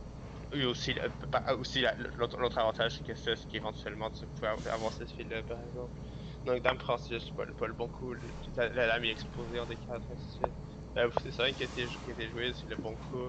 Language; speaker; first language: French; native; French